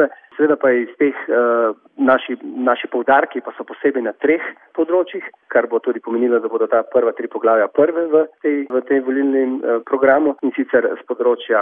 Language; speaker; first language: Slovenian; native; Slovenian